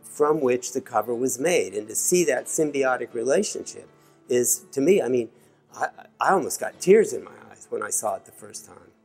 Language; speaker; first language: English; native; English